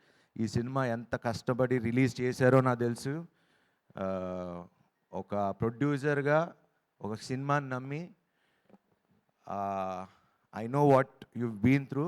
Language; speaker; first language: Telugu; native; Telugu